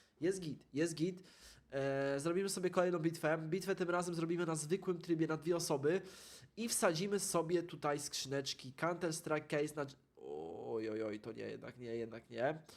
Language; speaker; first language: Polish; native; Polish